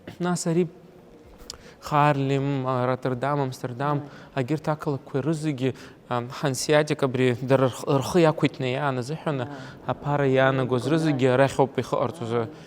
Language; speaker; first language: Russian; non-native, local second language; Abkhazian